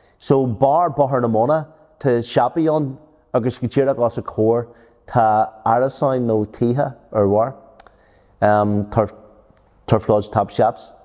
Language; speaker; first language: Irish; non-native, local second language; English